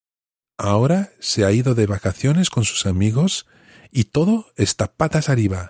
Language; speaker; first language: Spanish; non-native, fluent; English